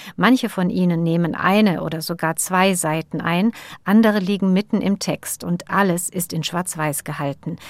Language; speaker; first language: German; native; German